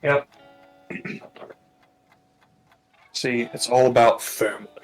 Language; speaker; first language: English; native; English